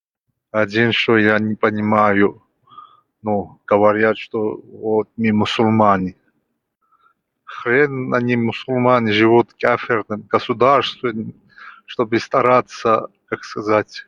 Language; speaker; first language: Russian; non-native, fluent; Georgian